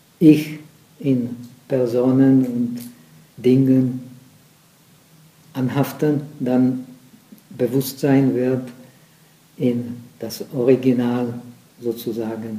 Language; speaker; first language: German; non-native, fluent; Czech